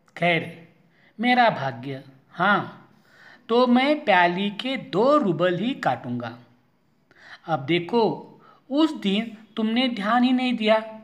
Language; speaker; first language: Hindi; non-native, local second language; Marathi